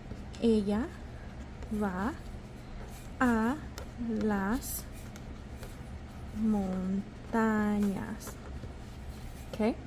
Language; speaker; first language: Spanish; non-native, fluent; English